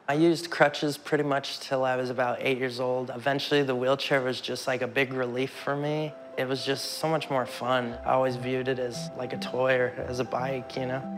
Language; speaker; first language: English; native; English